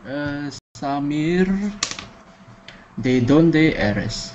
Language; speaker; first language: Spanish; non-native, learner; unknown